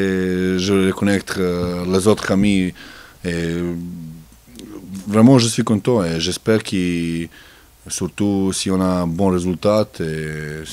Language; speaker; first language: French; non-native, learner; Serbian